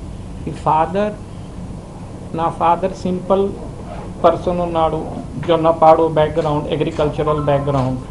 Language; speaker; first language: Telugu; early bilingual, heritage; Telugu